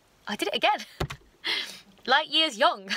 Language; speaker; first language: English; native; English